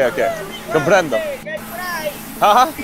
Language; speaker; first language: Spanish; non-native, learner; English